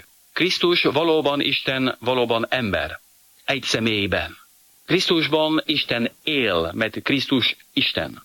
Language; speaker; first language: Hungarian; non-native, fluent; French